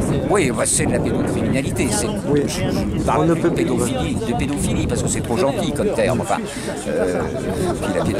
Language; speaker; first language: French; native; French